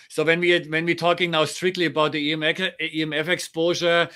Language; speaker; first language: English; non-native, fluent; German